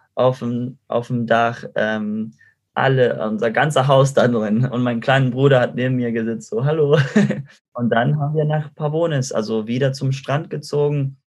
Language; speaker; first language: German; non-native, fluent; Spanish